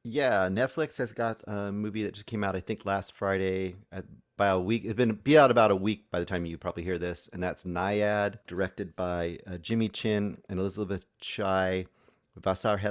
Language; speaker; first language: English; native; English